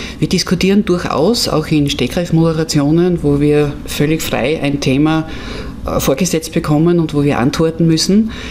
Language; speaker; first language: German; native; German